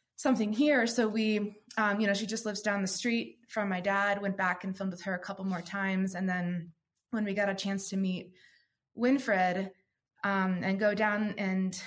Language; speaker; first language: English; native; English